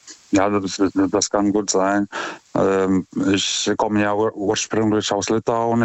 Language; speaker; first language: German; native; German